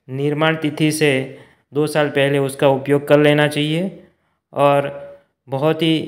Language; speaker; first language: Hindi; non-native, local second language; Gujarati